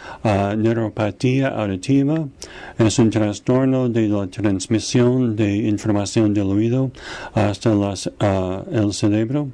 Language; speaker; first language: Spanish; non-native, fluent; English